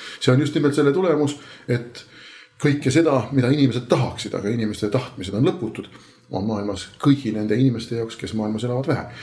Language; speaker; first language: Estonian; native; Estonian